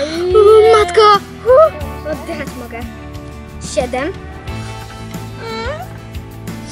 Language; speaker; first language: Polish; native; Polish